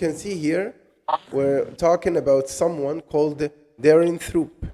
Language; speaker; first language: English; non-native, fluent; Arabic